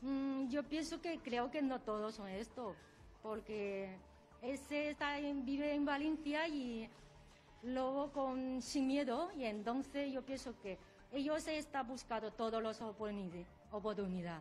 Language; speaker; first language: Spanish; non-native, learner; Chinese